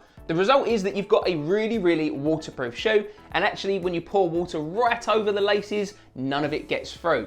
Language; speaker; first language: English; native; English